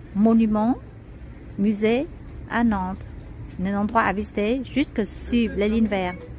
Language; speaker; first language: French; non-native, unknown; Vietnamese